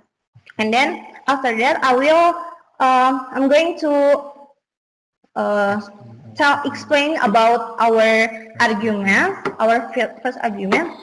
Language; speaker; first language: English; non-native, learner; Indonesian